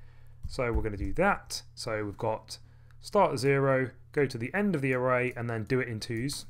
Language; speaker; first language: English; native; English